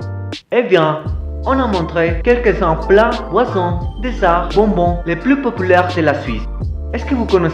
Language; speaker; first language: French; non-native, learner; Spanish